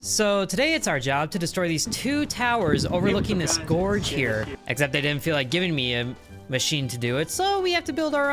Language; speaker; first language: English; native; English